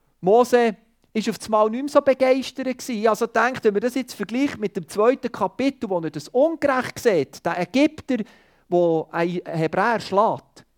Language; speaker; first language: German; non-native, fluent; Swiss German